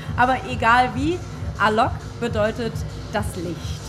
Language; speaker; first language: German; native; German